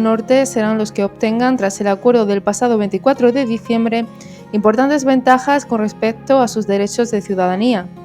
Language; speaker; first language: Spanish; native; Spanish